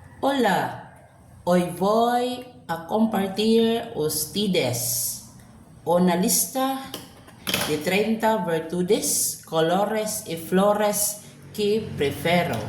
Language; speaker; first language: Spanish; non-native, learner; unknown